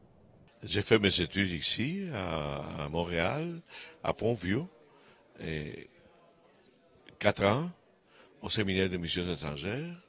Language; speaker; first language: French; non-native, fluent; Spanish